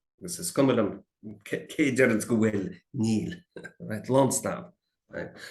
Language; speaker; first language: Irish; native; Irish